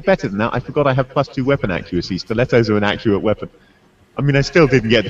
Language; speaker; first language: English; native; English